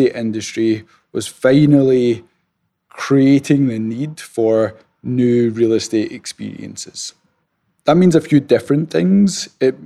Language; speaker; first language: English; native; English